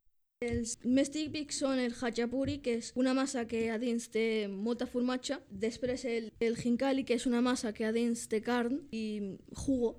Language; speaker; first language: Catalan; early bilingual, other home language; Georgian